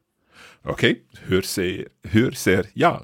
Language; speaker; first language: Swedish; non-native, learner; English